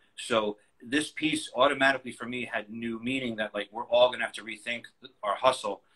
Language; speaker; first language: English; native; English